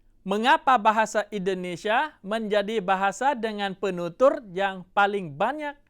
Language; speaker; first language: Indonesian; non-native, fluent; Thai